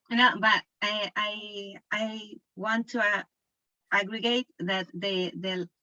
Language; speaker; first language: English; non-native, learner; Spanish